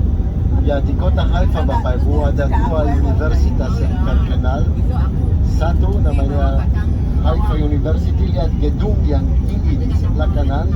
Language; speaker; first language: Indonesian; non-native, fluent; Hebrew